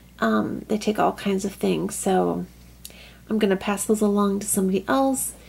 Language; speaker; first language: English; native; English